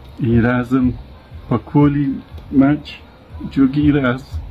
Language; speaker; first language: Polish; non-native, learner; English